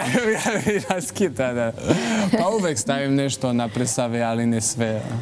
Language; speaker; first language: Serbian; non-native, learner; French